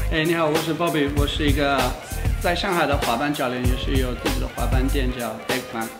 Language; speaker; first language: Chinese; non-native, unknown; English